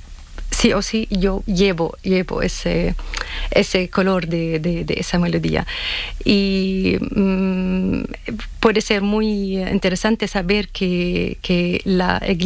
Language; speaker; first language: Spanish; non-native, learner; Arabic